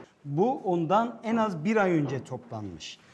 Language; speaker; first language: Turkish; native; Turkish